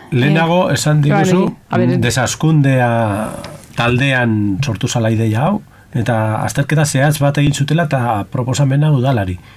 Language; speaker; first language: Basque; native; Basque